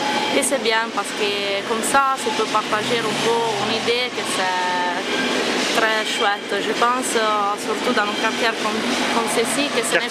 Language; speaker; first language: French; non-native, learner; Italian